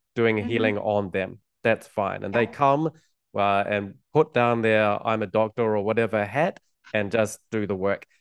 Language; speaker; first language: English; native; English